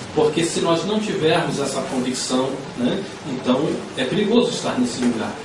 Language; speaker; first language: Portuguese; native; Portuguese